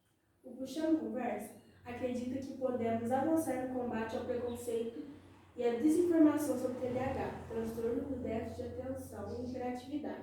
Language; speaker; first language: Portuguese; native; Portuguese